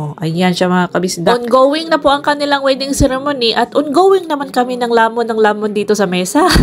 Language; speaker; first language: Filipino; non-native, local second language; Cebuano